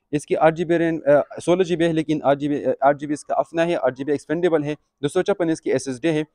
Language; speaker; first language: Urdu; non-native, local second language; Pashto